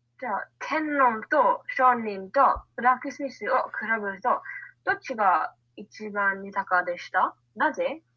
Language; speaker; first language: Japanese; non-native, learner; English